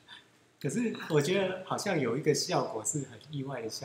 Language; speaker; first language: Chinese; native; Chinese